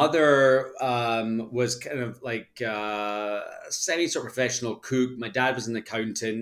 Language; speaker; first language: English; native; English